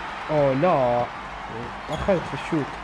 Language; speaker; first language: Arabic; native; Arabic